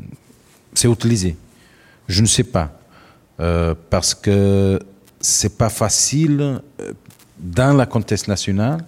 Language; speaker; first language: French; non-native, learner; Portuguese